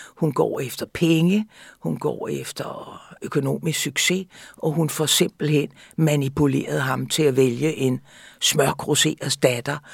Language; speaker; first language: Danish; native; Danish